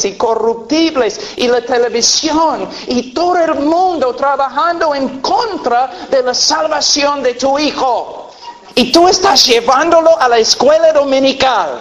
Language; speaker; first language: Spanish; non-native, fluent; English